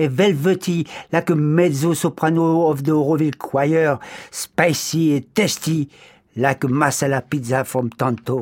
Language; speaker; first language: English; non-native, fluent; French